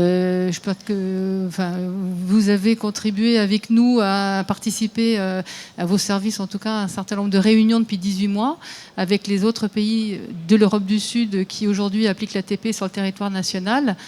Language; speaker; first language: French; native; French